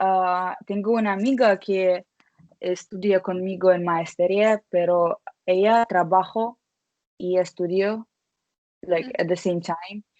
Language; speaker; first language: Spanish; non-native, learner; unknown